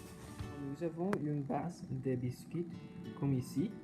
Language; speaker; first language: French; non-native, learner; English